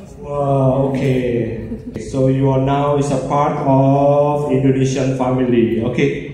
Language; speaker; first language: English; non-native, learner; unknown